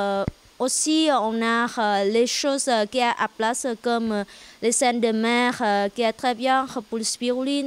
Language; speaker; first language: French; non-native, learner; Vietnamese